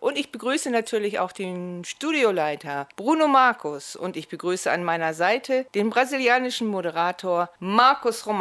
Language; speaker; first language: German; native; German